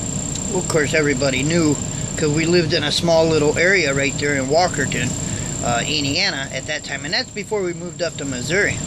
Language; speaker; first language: English; native; English